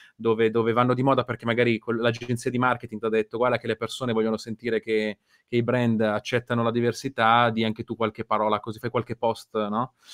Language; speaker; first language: Italian; native; Italian